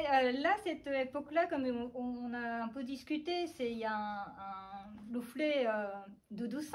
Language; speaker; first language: French; non-native, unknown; Japanese